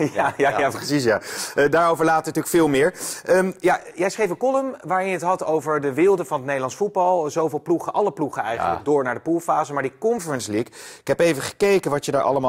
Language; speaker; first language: Dutch; native; Dutch